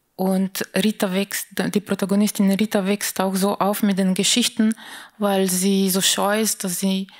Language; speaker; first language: German; non-native, fluent; Slovenian